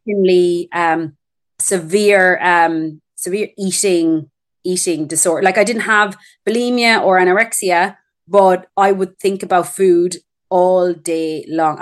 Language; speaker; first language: English; native; English